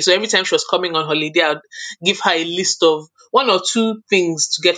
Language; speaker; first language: English; non-native, local second language; Yoruba